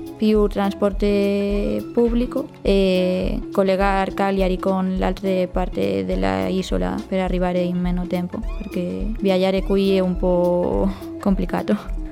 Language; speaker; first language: Italian; non-native, fluent; Spanish